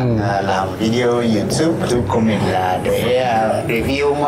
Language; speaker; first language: Vietnamese; non-native, learner; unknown